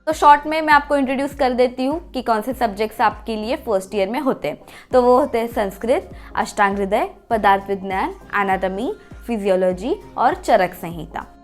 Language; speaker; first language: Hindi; non-native, local second language; Marathi